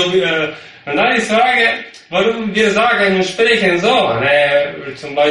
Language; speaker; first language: German; non-native, learner; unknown